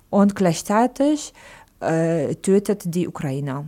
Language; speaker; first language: German; non-native, fluent; Ukrainian